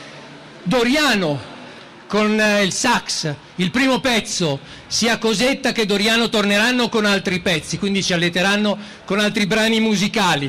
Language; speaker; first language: Italian; native; Italian